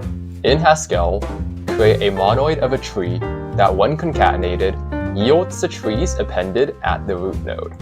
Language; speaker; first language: English; native; English